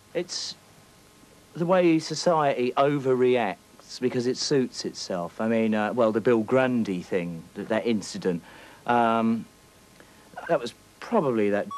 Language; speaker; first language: English; native; English